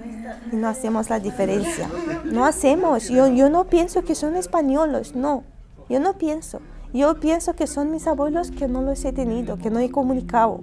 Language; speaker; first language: Spanish; non-native, fluent; Romanian